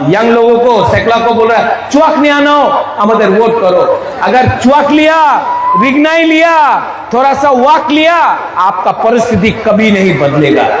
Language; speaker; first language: Hindi; non-native, local second language; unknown